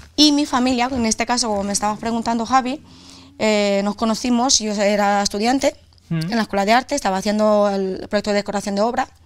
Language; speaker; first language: Spanish; non-native, fluent; Romanian